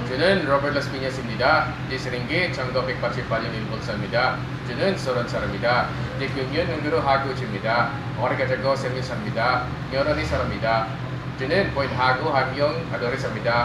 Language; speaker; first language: Korean; non-native, learner; Filipino